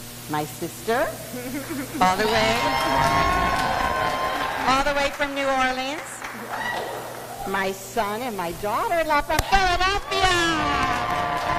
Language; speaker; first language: English; native; English